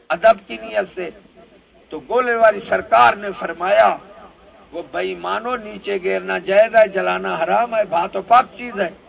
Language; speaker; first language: Urdu; non-native, local second language; Punjabi